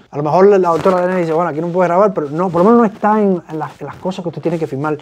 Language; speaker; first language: Spanish; native; Spanish